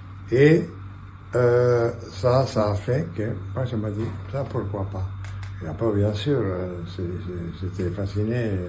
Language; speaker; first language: French; non-native, fluent; Catalan